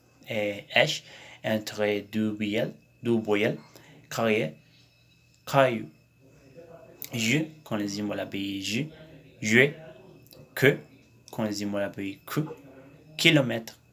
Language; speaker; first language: French; non-native, learner; Spanish